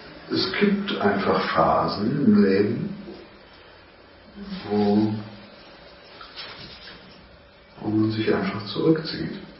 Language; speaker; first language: German; native; German